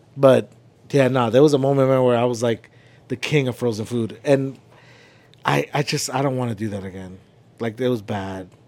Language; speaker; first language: English; early bilingual, other home language; Spanish